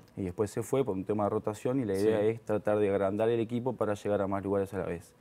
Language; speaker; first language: Spanish; native; Spanish